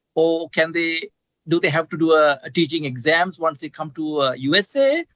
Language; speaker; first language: English; non-native, local second language; Sinhala